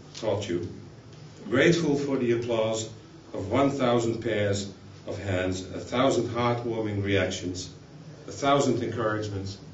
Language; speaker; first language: English; non-native, fluent; Dutch